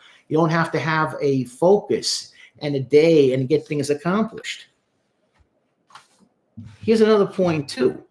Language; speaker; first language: English; native; English